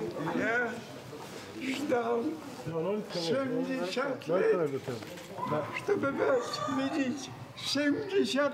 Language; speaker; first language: Russian; non-native, fluent; Polish